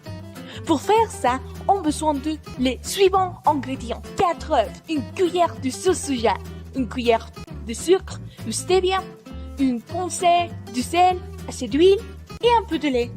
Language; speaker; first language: French; non-native, learner; Spanish